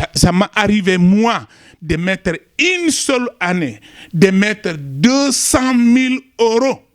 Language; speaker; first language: French; non-native, local second language; Wolof